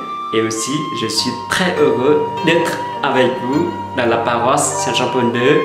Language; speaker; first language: French; non-native, fluent; Vietnamese